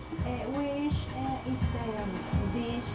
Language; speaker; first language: English; non-native, learner; Spanish